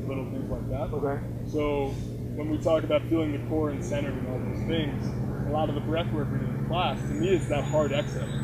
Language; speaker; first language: English; native; English